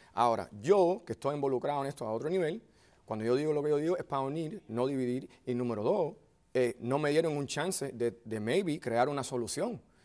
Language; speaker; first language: Spanish; early bilingual, heritage; Spanish